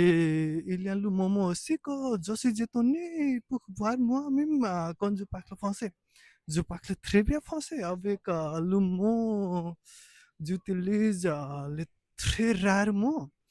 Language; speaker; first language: French; non-native, learner; Nepali